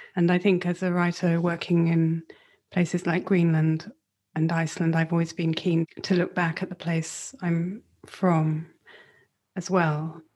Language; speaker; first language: English; native; English